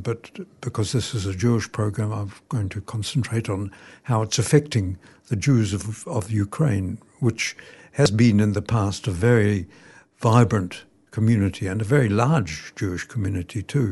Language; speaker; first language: English; native; English